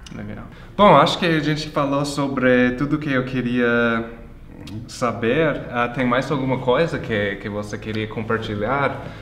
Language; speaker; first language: Portuguese; non-native, fluent; English